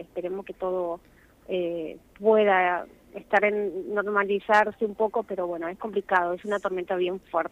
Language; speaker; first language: Spanish; native; Spanish